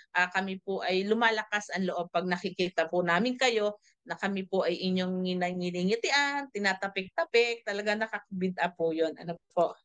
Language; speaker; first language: Filipino; native; Filipino